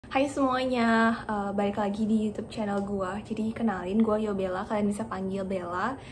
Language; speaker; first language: Indonesian; native; Indonesian